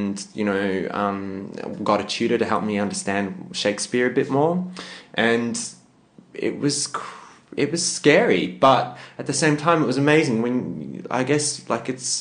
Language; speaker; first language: English; native; English